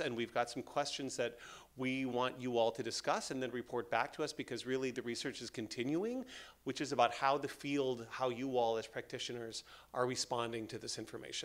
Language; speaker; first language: English; native; English